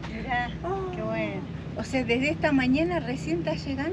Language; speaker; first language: Spanish; native; Spanish